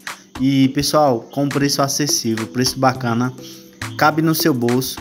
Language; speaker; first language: Portuguese; native; Portuguese